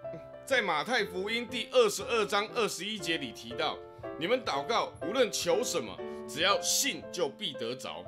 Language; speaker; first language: Chinese; native; Chinese